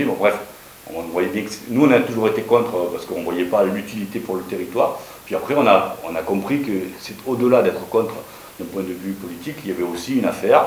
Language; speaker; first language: French; native; French